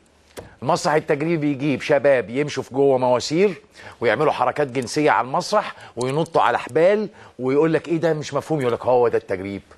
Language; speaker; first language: Arabic; native; Arabic